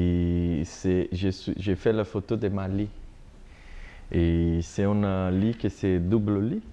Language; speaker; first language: French; non-native, learner; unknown